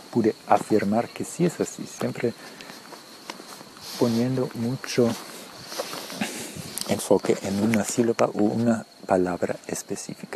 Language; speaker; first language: Spanish; non-native, fluent; German